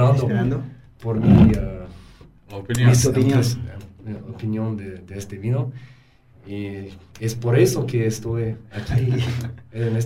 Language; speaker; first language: Spanish; non-native, learner; English